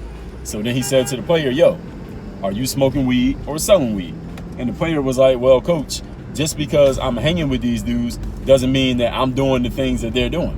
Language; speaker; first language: English; native; English